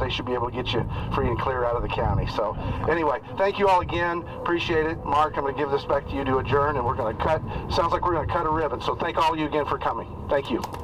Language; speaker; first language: English; native; English